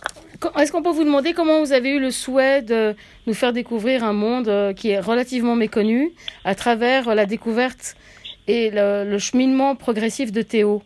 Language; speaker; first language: French; native; French